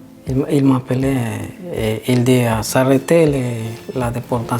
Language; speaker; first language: French; non-native, learner; Spanish